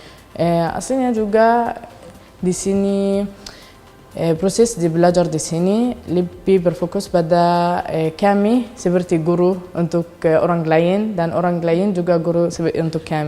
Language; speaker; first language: Indonesian; non-native, fluent; Arabic